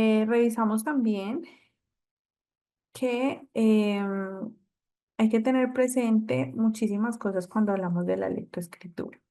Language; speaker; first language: Spanish; native; Spanish